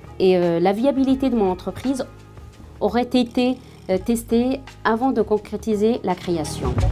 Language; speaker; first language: French; non-native, local second language; Arabic